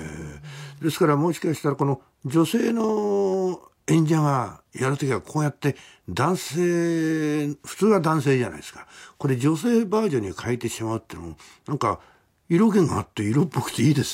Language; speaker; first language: Japanese; native; Japanese